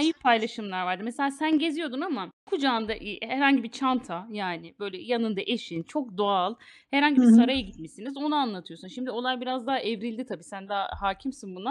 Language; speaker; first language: Turkish; native; Turkish